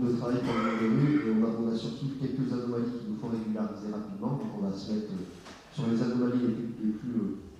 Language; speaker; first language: French; native; French